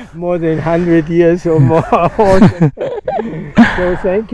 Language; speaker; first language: English; non-native, fluent; German